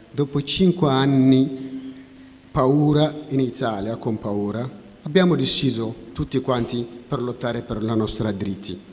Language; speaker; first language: Italian; non-native, learner; Tigrinya